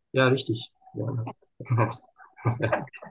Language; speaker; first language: German; non-native, learner; Turkish